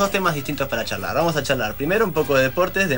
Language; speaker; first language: Spanish; native; Spanish